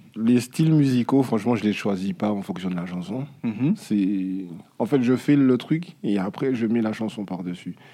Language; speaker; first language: French; native; French